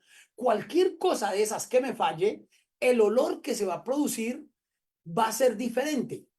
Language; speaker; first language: Spanish; native; Spanish